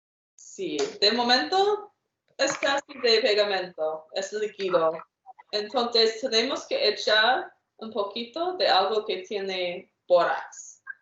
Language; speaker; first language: Spanish; non-native, fluent; English